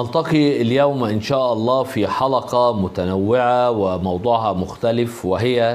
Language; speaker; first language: Arabic; native; Arabic